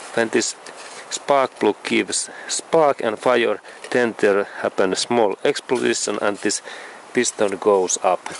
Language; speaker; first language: English; non-native, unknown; Finnish